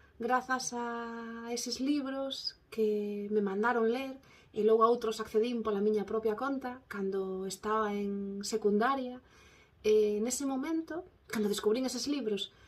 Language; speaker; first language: Galician; non-native, local second language; Spanish